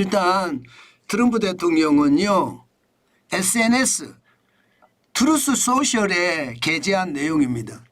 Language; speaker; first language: Korean; native; Korean